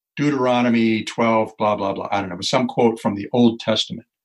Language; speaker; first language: English; native; English